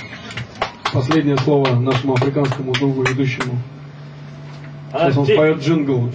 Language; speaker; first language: Russian; native; Russian